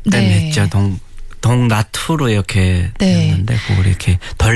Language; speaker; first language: Korean; native; Korean